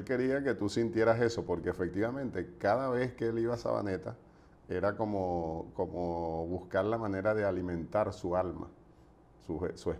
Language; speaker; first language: Spanish; native; Spanish